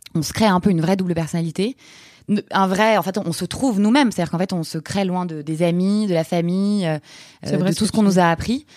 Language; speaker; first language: French; native; French